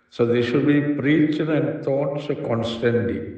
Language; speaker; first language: English; non-native, local second language; Malayalam